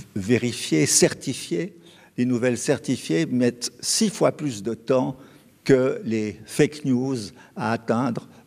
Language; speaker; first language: French; native; French